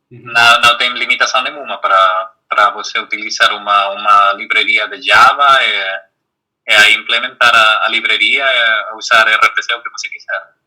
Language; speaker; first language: Portuguese; non-native, fluent; Spanish